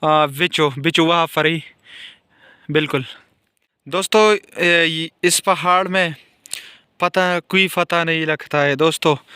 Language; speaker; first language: Hindi; non-native, local second language; Pashto